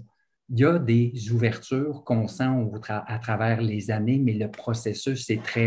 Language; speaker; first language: French; native; French